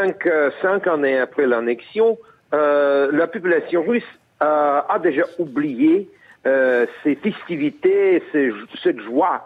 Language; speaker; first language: French; non-native, fluent; Russian